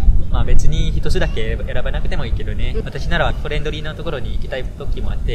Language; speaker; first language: Japanese; non-native, fluent; Malay